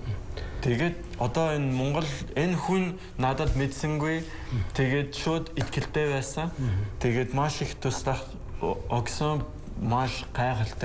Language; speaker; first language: Mongolian; non-native, learner; French